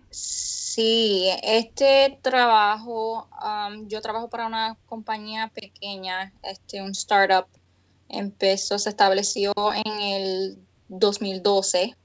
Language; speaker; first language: Spanish; native; Spanish